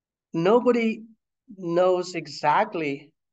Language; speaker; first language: English; non-native, fluent; Chinese